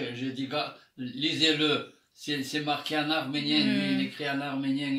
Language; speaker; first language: French; non-native, fluent; Armenian